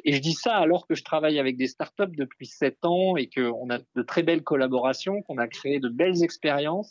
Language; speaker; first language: French; native; French